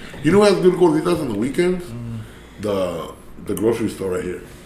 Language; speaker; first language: English; early bilingual, other home language; Spanish